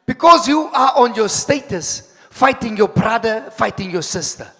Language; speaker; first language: English; non-native, local second language; Afrikaans